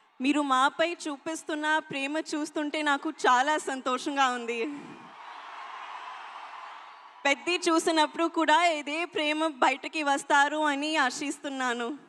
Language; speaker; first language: Telugu; non-native, learner; Hindi